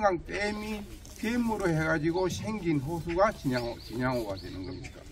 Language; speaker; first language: Korean; native; Korean